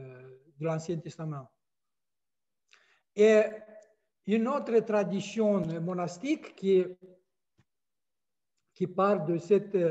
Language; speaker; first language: French; non-native, fluent; Romanian